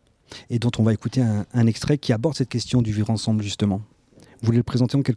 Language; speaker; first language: French; native; French